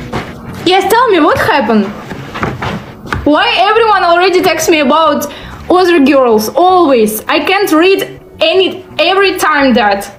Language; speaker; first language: English; non-native, learner; Russian